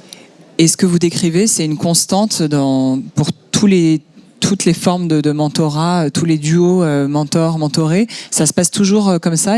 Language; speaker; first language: French; native; French